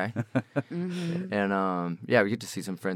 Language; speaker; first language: English; native; English